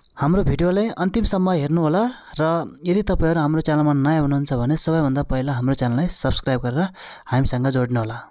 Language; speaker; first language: Nepali; non-native, local second language; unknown